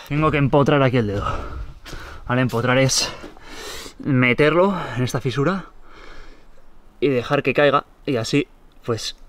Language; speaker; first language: Spanish; native; Spanish